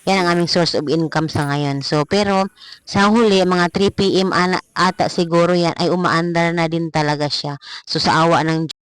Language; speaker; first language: Filipino; non-native, local second language; Cebuano